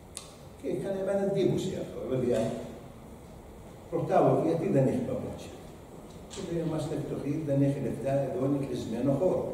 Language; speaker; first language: Greek; non-native, learner; Arabic